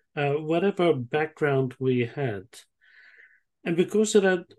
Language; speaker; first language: English; non-native, fluent; Dutch